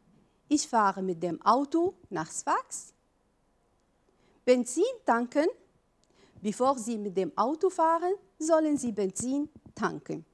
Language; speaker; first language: German; non-native, fluent; Arabic